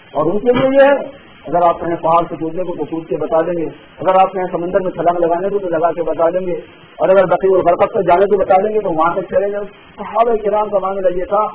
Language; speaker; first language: Urdu; native; Urdu